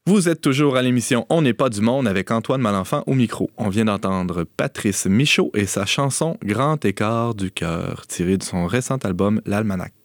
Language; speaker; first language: French; native; French